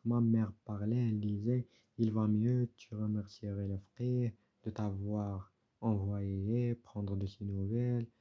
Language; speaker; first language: French; non-native, local second language; Arabic